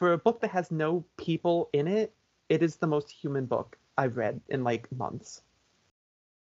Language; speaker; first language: English; native; English